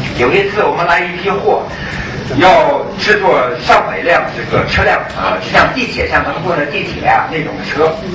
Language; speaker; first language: Chinese; early bilingual, other home language; English